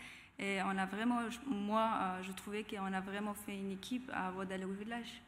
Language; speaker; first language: French; non-native, fluent; Persian